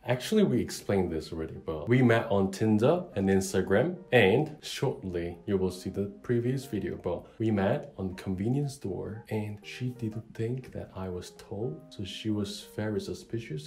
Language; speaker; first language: English; non-native, fluent; Korean